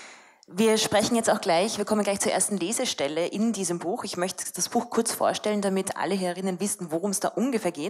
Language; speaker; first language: German; native; German